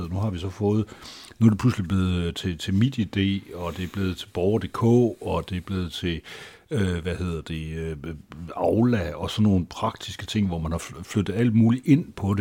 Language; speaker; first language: Danish; native; Danish